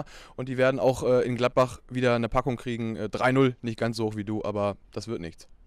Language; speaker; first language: German; native; German